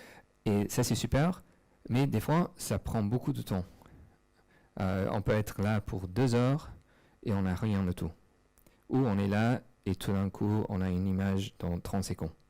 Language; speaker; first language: French; non-native, fluent; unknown